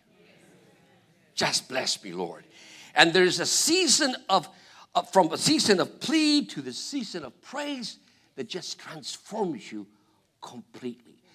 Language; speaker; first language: English; non-native, fluent; Spanish